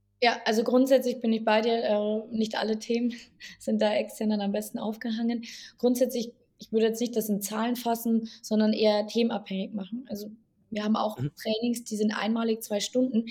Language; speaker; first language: German; native; German